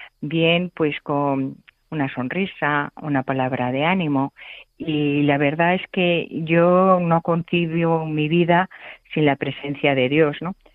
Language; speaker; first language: Spanish; native; Spanish